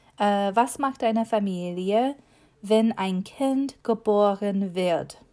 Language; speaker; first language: German; non-native, fluent; English